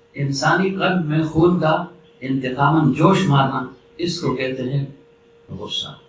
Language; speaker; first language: Urdu; non-native, local second language; Pashto